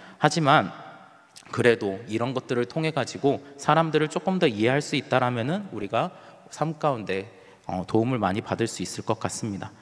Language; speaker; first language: Korean; native; Korean